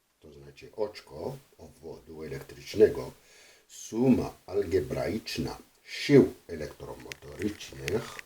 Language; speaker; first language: Polish; non-native, fluent; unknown